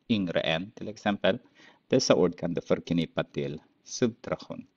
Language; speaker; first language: Swedish; non-native, fluent; Filipino